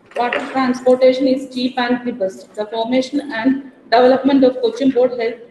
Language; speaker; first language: English; non-native, local second language; Malayalam